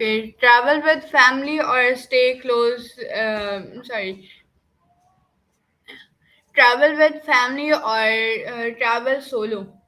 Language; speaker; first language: English; non-native, local second language; Urdu